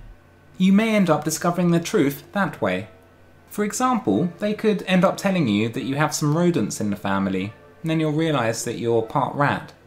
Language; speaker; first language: English; native; English